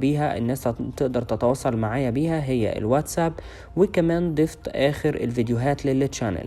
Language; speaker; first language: Arabic; native; Arabic